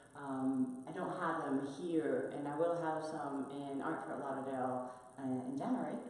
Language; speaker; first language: English; non-native, fluent; Spanish